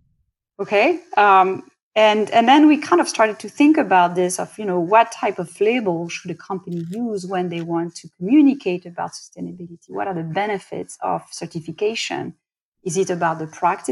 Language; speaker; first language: English; non-native, fluent; French